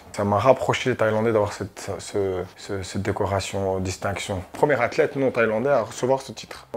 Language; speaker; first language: French; early bilingual, other home language; Arabic